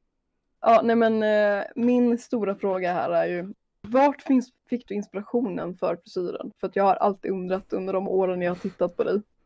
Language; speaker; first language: Swedish; native; Swedish